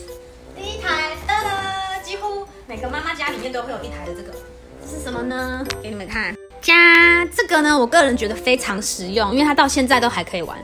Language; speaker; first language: Chinese; native; Chinese